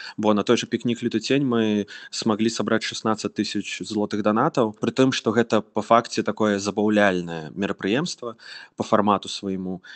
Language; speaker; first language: Belarusian; non-native, local second language; Russian